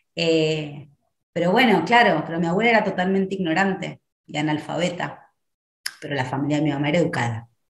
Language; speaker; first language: Spanish; native; Spanish